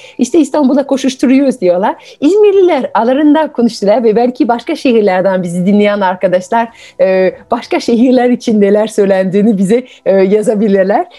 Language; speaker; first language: Turkish; non-native, fluent; French